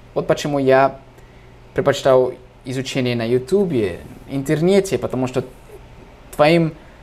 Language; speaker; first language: Russian; non-native, fluent; English